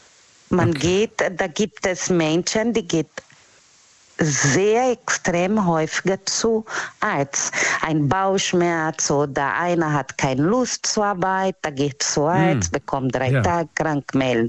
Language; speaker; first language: German; non-native, fluent; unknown